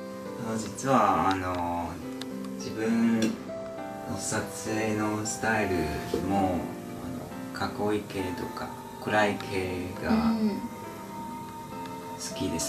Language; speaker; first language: Japanese; non-native, learner; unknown